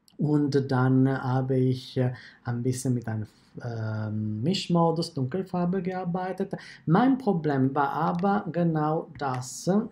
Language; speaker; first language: German; non-native, fluent; Italian